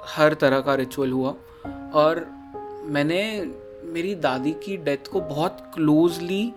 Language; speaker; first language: Hindi; native; Hindi